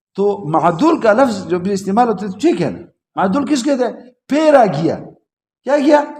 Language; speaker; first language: Urdu; non-native, local second language; Pashto